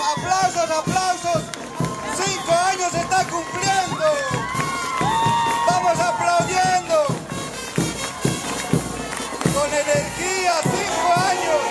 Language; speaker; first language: Spanish; native; Spanish